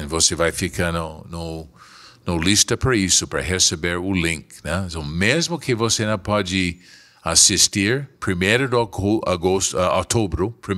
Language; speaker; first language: Portuguese; non-native, fluent; English